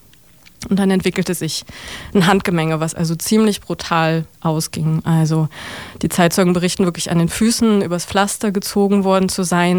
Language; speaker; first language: German; native; German